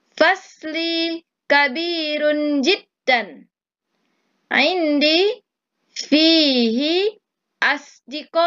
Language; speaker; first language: Arabic; non-native, fluent; Thai